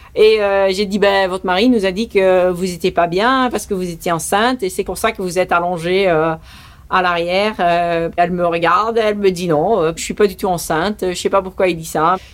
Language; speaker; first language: French; early bilingual, other home language; Dutch